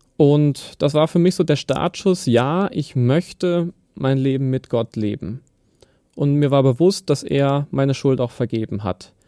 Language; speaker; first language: German; native; German